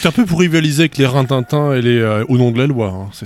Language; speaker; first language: French; native; French